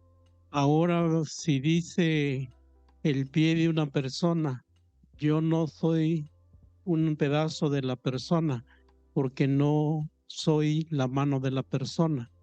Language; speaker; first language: Spanish; non-native, local second language; Zapotec